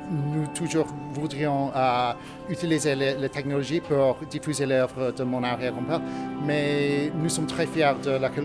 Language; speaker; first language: French; non-native, learner; English